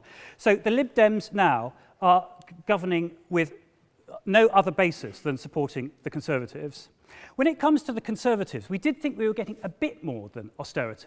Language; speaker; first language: English; native; English